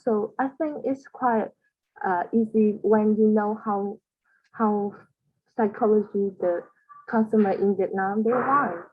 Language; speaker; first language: English; non-native, learner; Vietnamese